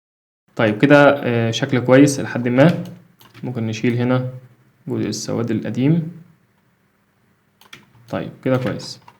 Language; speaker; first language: Arabic; native; Arabic